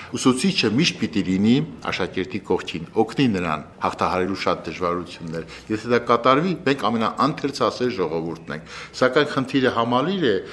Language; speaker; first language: Armenian; native; Armenian